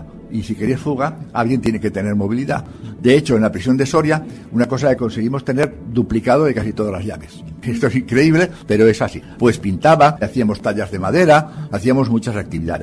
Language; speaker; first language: Spanish; native; Spanish